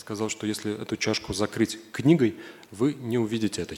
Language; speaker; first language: Russian; native; Russian